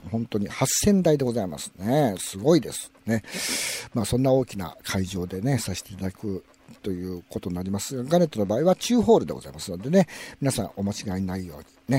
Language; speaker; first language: Japanese; native; Japanese